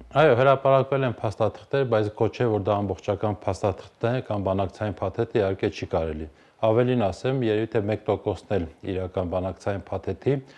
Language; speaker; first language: Armenian; native; Armenian